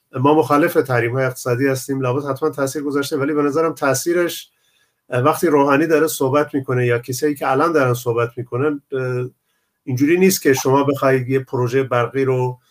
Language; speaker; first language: Persian; non-native, local second language; Central Kurdish